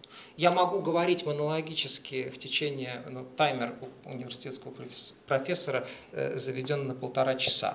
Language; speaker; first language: Russian; native; Russian